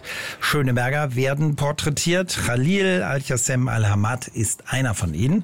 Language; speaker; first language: German; native; German